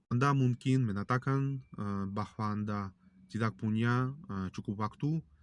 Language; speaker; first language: Indonesian; non-native, learner; Russian